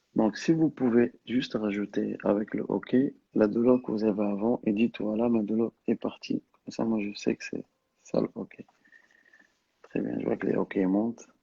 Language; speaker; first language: French; non-native, local second language; Arabic